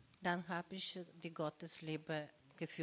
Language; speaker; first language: German; non-native, learner; Bulgarian